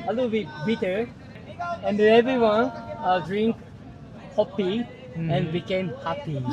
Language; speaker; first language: English; non-native, learner; Japanese